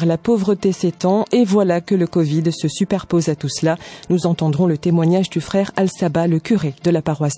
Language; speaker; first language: French; native; French